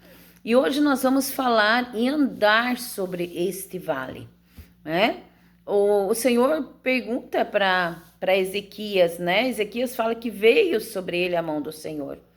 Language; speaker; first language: Portuguese; native; Portuguese